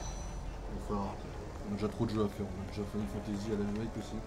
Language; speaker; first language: French; native; French